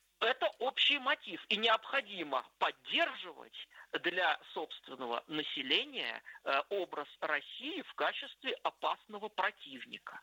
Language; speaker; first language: Russian; native; Russian